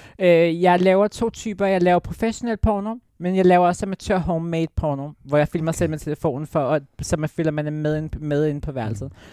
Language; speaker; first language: Danish; native; Danish